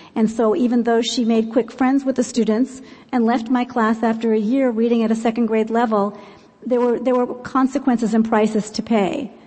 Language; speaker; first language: English; native; English